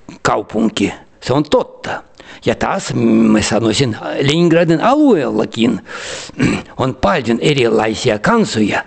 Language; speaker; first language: Finnish; early bilingual, heritage; Finnish